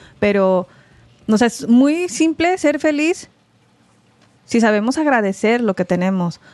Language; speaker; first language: Spanish; early bilingual, other home language; Korean